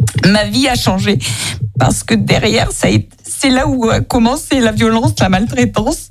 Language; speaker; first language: French; native; French